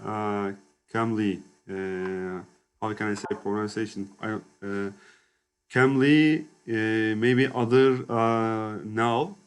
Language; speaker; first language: English; non-native, learner; Turkish